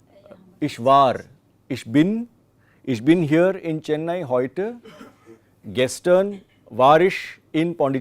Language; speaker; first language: German; non-native, fluent; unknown